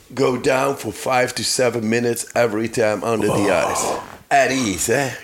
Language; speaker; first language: English; non-native, fluent; Dutch